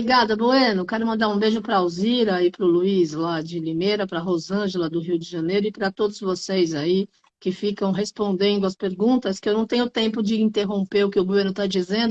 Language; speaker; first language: Portuguese; native; Portuguese